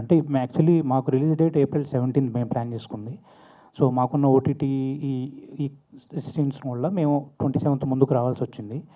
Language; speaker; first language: Telugu; native; Telugu